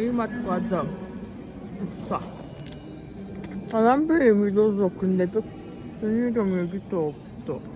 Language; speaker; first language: Korean; non-native, learner; Russian